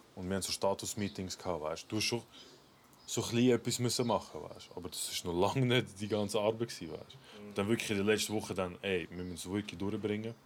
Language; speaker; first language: German; early bilingual, other home language; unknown